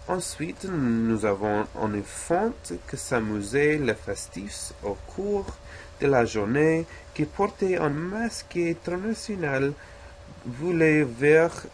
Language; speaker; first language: French; non-native, learner; English